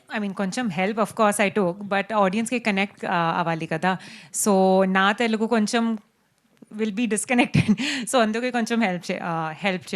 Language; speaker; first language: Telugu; non-native, learner; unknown